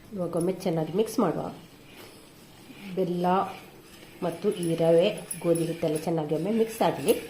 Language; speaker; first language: Kannada; native; Kannada